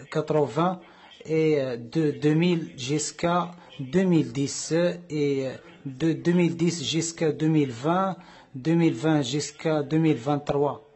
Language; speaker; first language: French; non-native, learner; Arabic